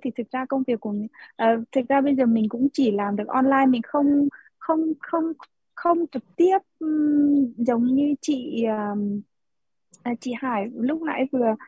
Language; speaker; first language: Vietnamese; early bilingual, heritage; Vietnamese